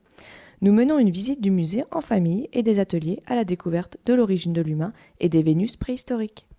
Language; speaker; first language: French; native; French